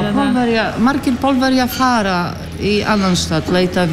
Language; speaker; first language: Icelandic; non-native, learner; Polish